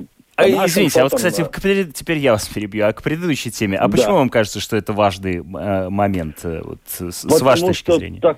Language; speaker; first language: Russian; native; Russian